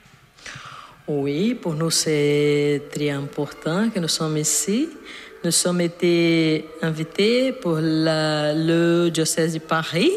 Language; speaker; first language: French; non-native, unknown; Portuguese